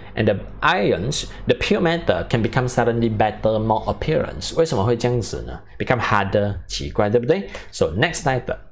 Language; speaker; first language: English; non-native, local second language; Chinese